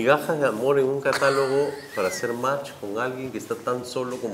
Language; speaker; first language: Spanish; native; Spanish